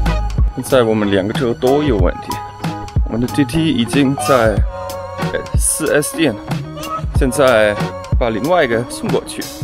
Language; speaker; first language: Chinese; non-native, fluent; German